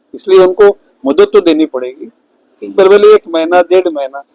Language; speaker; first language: Hindi; non-native, local second language; Marathi